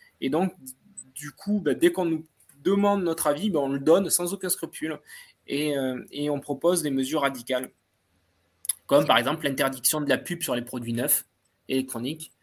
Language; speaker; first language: French; native; French